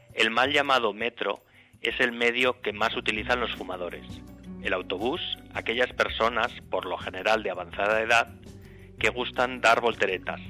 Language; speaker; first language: Spanish; native; Spanish